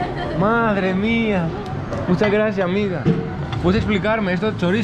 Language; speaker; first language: Spanish; non-native, learner; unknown